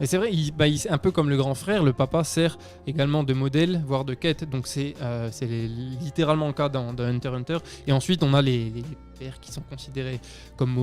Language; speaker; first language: French; native; French